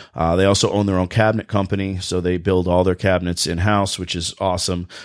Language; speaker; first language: English; native; English